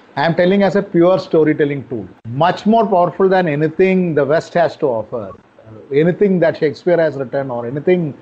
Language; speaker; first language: English; non-native, local second language; Malayalam